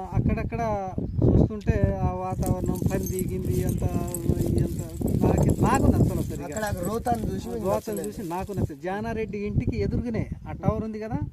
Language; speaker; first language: Telugu; non-native, local second language; Lambadi